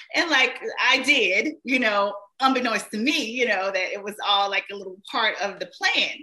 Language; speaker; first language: English; native; English